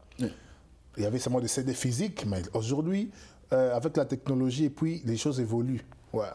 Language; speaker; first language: French; non-native, local second language; Lingala